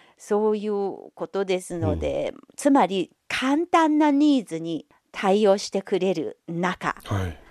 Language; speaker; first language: Japanese; non-native, fluent; Chinese